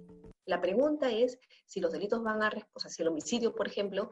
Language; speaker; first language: Spanish; native; Spanish